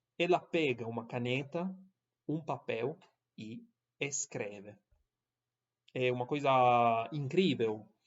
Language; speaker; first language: Portuguese; non-native, fluent; Italian